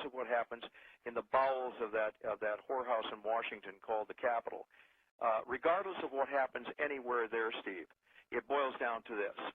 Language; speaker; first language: English; native; English